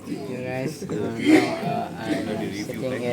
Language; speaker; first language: English; non-native, learner; Indonesian